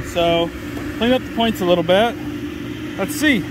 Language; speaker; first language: English; native; English